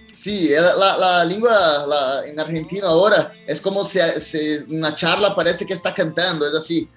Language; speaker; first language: Spanish; non-native, learner; Portuguese